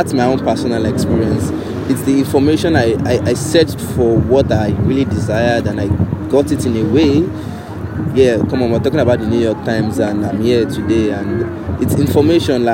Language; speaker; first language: English; non-native, local second language; Yoruba